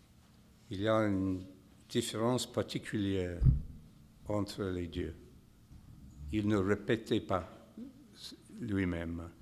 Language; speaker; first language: French; non-native, fluent; English